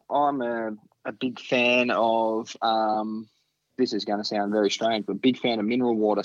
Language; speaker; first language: English; native; English